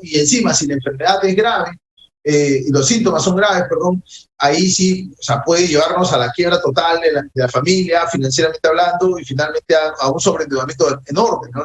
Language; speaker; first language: Spanish; native; Spanish